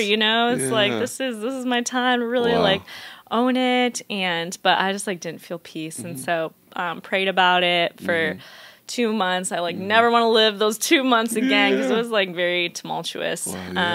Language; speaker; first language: English; native; English